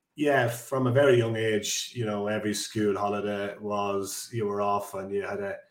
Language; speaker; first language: English; native; English